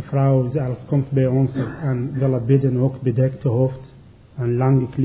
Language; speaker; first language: Dutch; non-native, learner; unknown